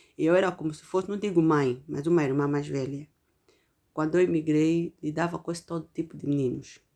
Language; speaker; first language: Portuguese; native; Portuguese